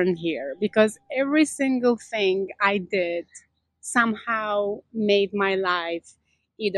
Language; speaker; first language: English; non-native, fluent; Lithuanian